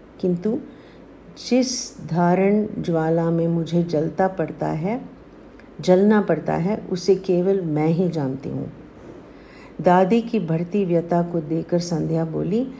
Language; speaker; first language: Hindi; non-native, local second language; Tamil